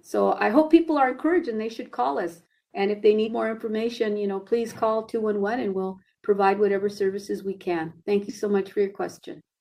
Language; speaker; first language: English; early bilingual, other home language; Spanish